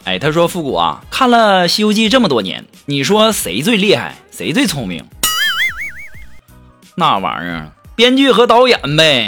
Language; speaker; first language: Chinese; native; Chinese